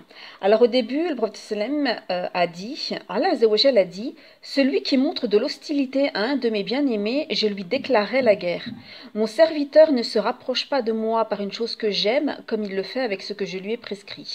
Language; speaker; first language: French; native; French